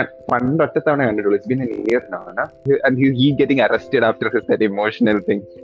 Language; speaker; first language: Malayalam; early bilingual, heritage; Malayalam